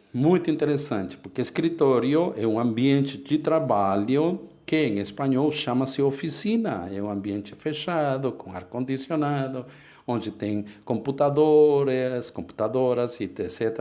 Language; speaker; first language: Portuguese; non-native, fluent; Spanish